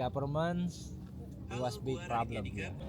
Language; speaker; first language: English; non-native, learner; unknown